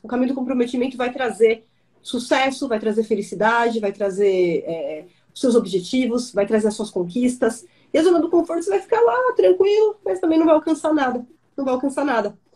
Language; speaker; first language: Portuguese; native; Portuguese